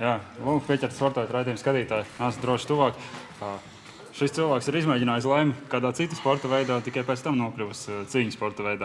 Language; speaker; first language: Latvian; native; Latvian